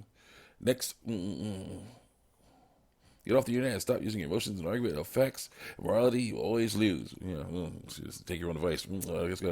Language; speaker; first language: English; native; English